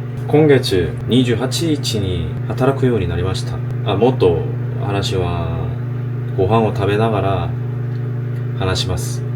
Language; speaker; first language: Japanese; non-native, learner; Korean